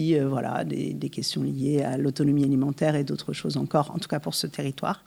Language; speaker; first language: French; native; French